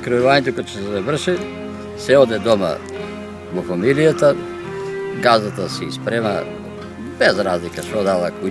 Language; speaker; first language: Macedonian; native; Macedonian